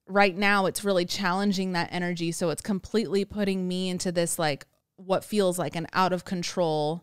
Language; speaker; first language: English; native; English